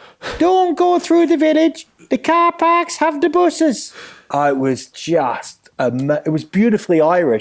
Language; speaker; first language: English; native; English